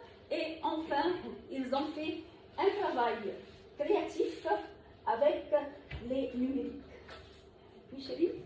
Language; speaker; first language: French; non-native, fluent; Arabic